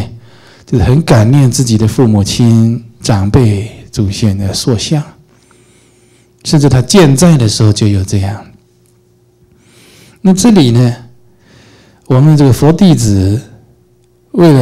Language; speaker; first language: Chinese; native; Chinese